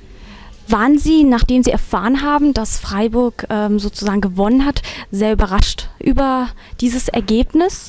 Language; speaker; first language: German; native; German